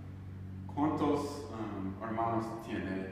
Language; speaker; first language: Spanish; non-native, learner; English